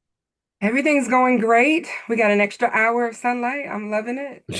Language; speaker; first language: English; native; English